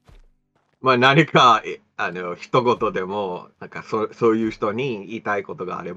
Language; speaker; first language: Japanese; non-native, fluent; English